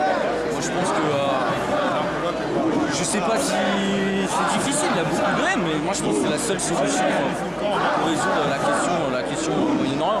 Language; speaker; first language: French; native; French